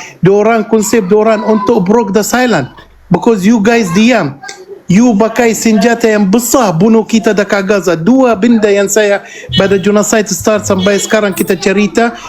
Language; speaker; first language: Malay; non-native, fluent; Arabic